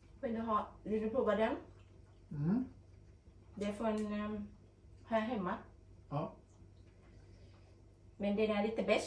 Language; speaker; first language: Swedish; non-native, learner; Thai